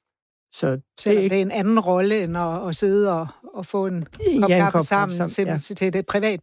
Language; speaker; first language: Danish; native; Danish